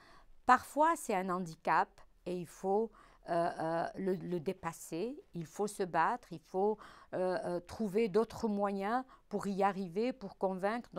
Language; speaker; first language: French; non-native, local second language; Arabic